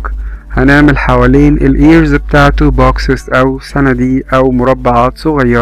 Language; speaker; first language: Arabic; native; Arabic